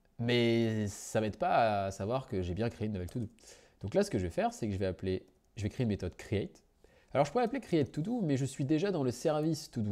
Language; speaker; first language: French; native; French